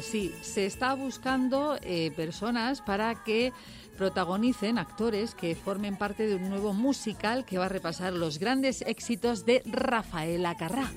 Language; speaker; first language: Spanish; native; Spanish